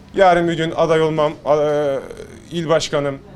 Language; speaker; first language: Turkish; native; Turkish